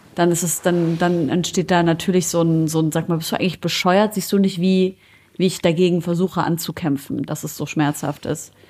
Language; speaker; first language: German; early bilingual, other home language; Arabic